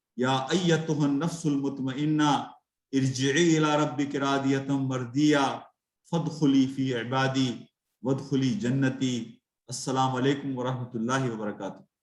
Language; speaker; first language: Urdu; native; Urdu